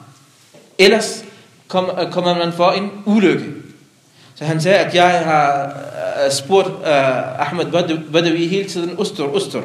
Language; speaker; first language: Danish; non-native, local second language; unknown